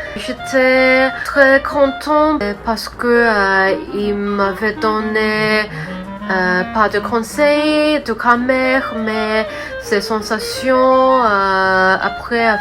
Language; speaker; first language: French; non-native, learner; Cantonese